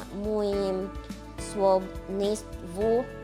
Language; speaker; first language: Polish; non-native, learner; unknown